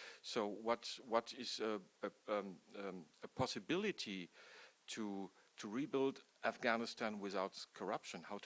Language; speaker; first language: English; non-native, learner; German